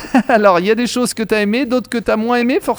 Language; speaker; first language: French; native; French